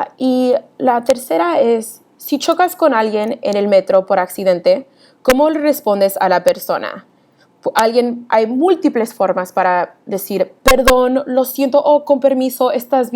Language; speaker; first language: Spanish; early bilingual, heritage; Spanish